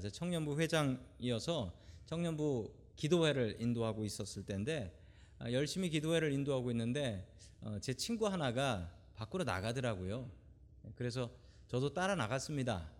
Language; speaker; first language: Korean; native; Korean